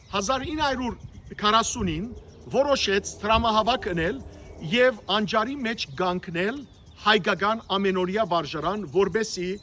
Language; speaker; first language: Armenian; native; Armenian